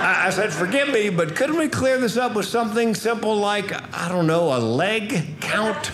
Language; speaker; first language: English; native; English